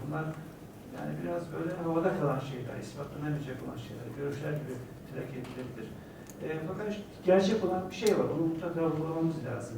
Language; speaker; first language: Turkish; native; Turkish